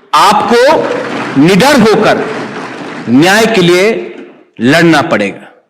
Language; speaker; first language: Hindi; non-native, local second language; Kok Borok